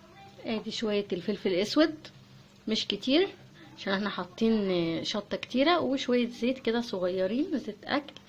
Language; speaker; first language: Arabic; native; Arabic